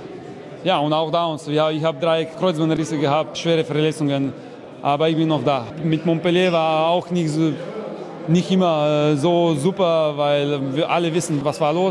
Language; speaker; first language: German; non-native, learner; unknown